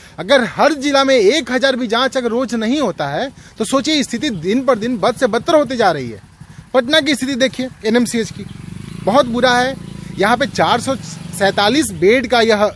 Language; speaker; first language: Hindi; native; Hindi